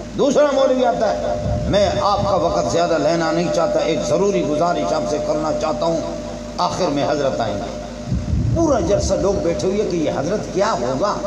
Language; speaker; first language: Urdu; non-native, local second language; Baluchi